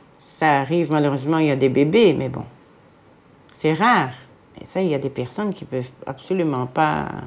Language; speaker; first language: French; native; French